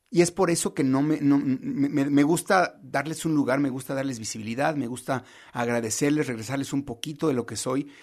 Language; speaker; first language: Spanish; native; Spanish